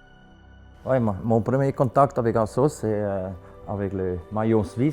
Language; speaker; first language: French; non-native, local second language; German